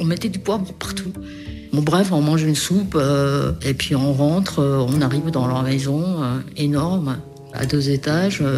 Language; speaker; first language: French; early bilingual, other home language; Korean